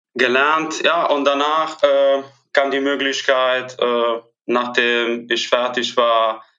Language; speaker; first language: German; non-native, fluent; Italian